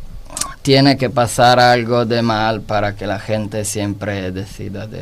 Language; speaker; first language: Spanish; non-native, learner; Italian